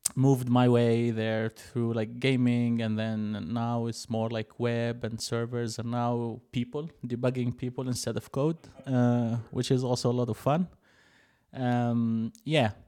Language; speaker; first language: English; non-native, fluent; Arabic